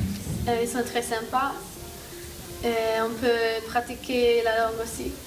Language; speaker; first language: French; non-native, fluent; Hungarian